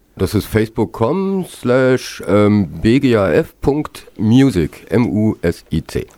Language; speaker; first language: German; native; German